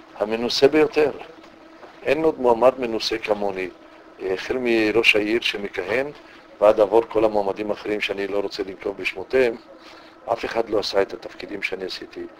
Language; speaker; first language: Hebrew; early bilingual, other home language; Romanian